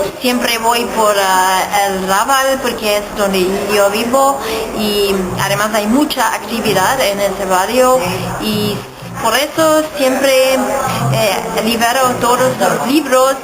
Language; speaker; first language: Spanish; non-native, fluent; German